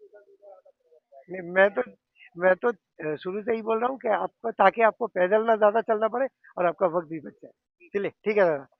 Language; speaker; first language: Hindi; non-native, local second language; Bangla